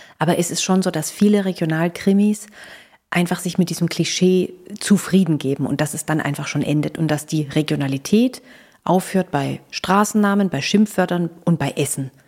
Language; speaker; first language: German; native; German